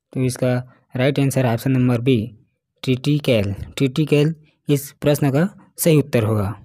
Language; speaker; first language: Hindi; native; Hindi